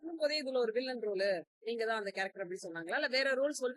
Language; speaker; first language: Tamil; native; Tamil